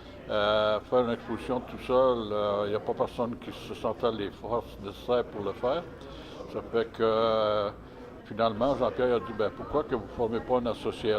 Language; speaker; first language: French; native; French